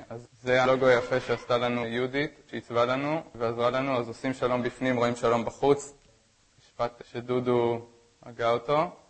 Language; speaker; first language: Hebrew; native; Hebrew